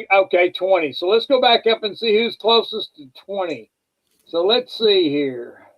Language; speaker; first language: English; native; English